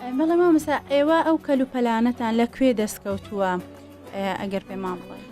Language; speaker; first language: Central Kurdish; native; Central Kurdish